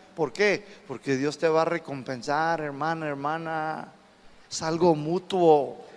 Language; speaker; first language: Spanish; early bilingual, heritage; Spanish